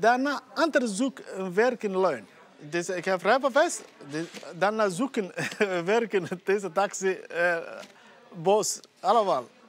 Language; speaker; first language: Dutch; non-native, learner; Somali